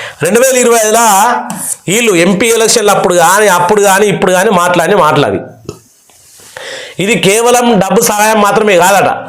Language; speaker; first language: Telugu; native; Telugu